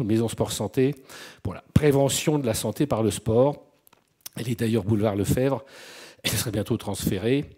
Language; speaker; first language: French; native; French